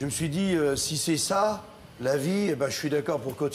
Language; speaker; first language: French; native; French